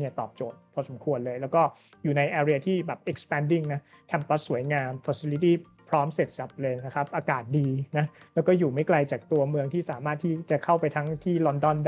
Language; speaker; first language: Thai; native; Thai